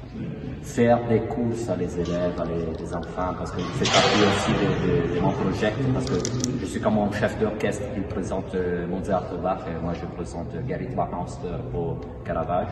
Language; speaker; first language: French; non-native, fluent; Italian